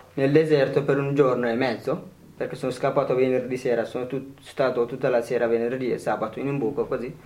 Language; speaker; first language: Italian; non-native, fluent; Tigrinya